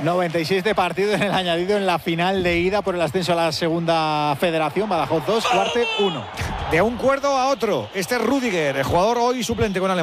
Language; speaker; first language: Spanish; native; Spanish